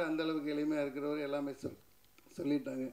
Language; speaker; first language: Tamil; native; Tamil